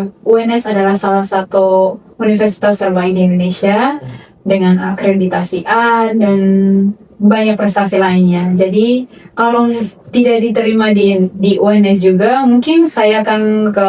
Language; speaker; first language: Indonesian; non-native, fluent; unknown